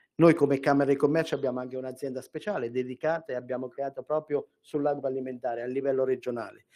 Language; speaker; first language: Italian; native; Italian